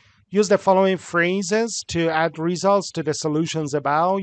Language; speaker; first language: English; non-native, fluent; Persian